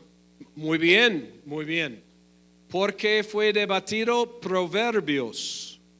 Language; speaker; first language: Spanish; non-native, fluent; English